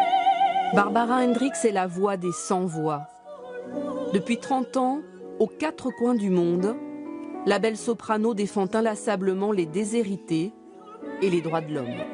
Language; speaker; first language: French; native; French